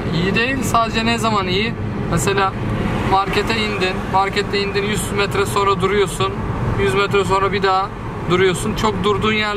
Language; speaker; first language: Turkish; native; Turkish